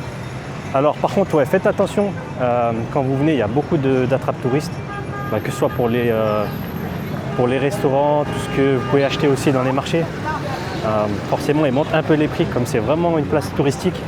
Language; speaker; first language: French; native; French